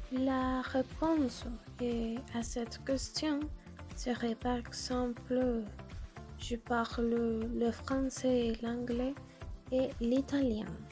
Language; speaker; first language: French; non-native, learner; Spanish